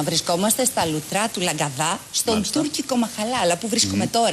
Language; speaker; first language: Greek; native; Greek